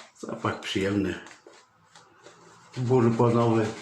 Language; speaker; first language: Polish; native; Polish